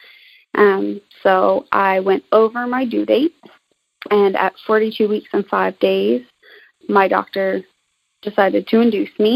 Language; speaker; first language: English; native; English